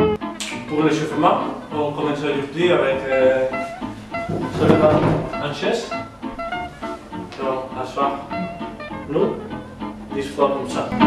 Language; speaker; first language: French; non-native, learner; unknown